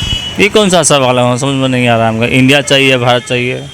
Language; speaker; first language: Hindi; non-native, local second language; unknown